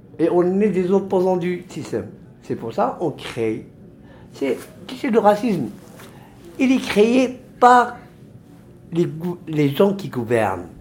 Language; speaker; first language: French; non-native, local second language; Arabic